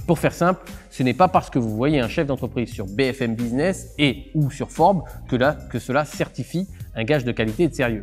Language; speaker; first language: French; native; French